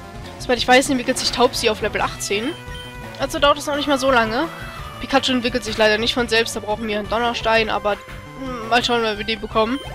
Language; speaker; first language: German; native; German